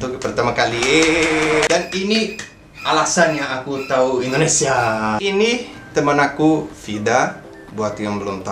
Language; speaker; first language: Indonesian; non-native, fluent; Portuguese